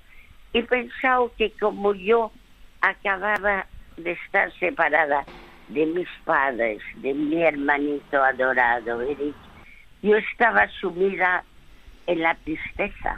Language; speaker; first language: Spanish; early bilingual, other home language; French